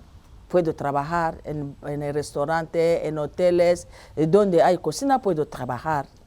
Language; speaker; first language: Spanish; non-native, learner; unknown